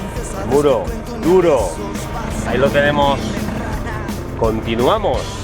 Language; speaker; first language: Spanish; native; Spanish